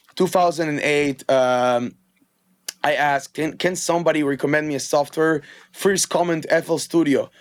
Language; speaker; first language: English; non-native, fluent; Hebrew